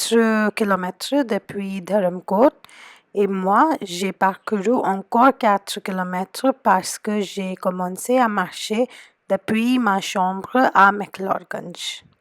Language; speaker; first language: French; non-native, fluent; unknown